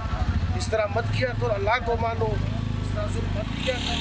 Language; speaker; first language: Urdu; non-native, local second language; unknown